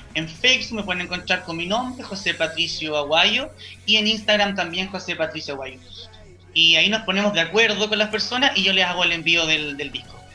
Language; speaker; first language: Spanish; native; Spanish